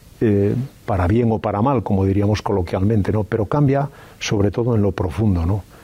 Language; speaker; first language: Spanish; native; Spanish